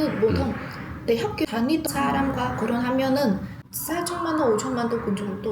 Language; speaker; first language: Korean; non-native, learner; Vietnamese